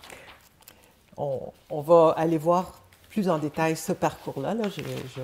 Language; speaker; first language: French; native; French